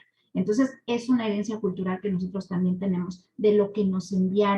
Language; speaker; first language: Spanish; native; Spanish